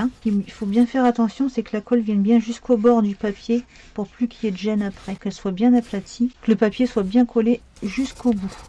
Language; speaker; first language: French; native; French